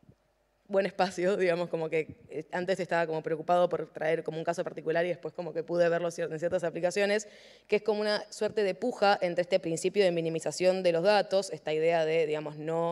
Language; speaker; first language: Spanish; native; Spanish